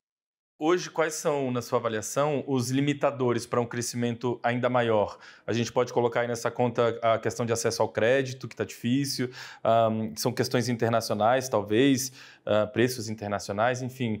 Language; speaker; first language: Portuguese; native; Portuguese